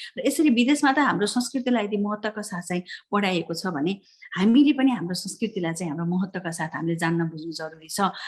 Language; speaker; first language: Nepali; native; Nepali